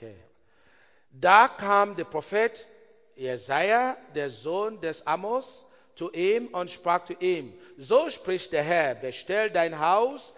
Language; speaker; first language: German; non-native, learner; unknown